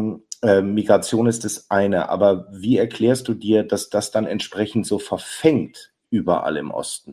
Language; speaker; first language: German; native; German